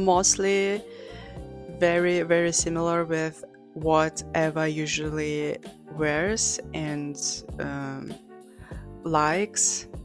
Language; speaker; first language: English; non-native, fluent; Georgian